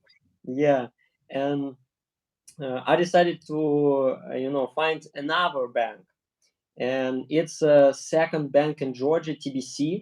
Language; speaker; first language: English; non-native, learner; Russian